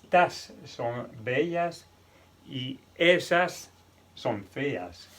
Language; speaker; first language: Spanish; non-native, fluent; French